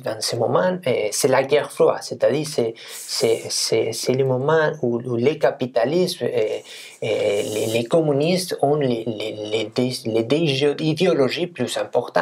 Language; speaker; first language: French; non-native, fluent; Spanish